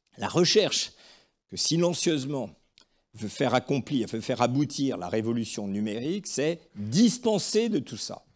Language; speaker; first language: French; native; French